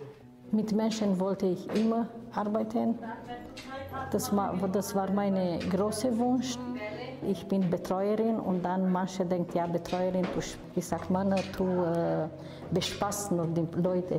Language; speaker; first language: German; non-native, fluent; Romanian